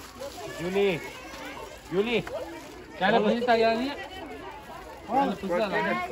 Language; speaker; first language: Spanish; native; Spanish